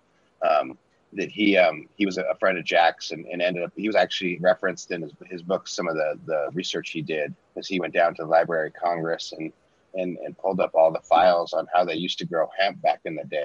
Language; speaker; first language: English; native; English